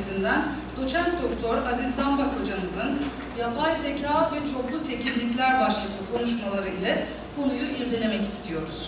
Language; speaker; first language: Turkish; native; Turkish